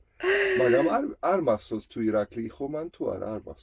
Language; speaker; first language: Georgian; non-native, learner; German